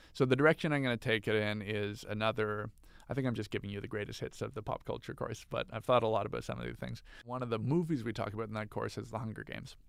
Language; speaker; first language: English; native; English